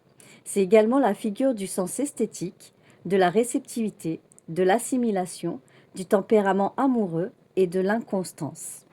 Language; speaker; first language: French; native; French